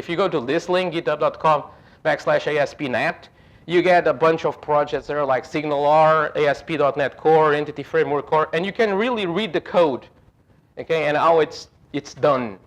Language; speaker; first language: English; non-native, fluent; Portuguese